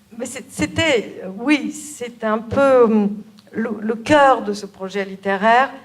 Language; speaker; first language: French; non-native, fluent; Bulgarian